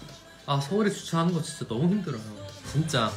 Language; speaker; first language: Korean; non-native, fluent; English